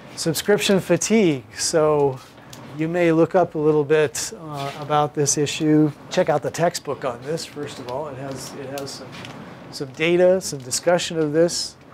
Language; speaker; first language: English; native; English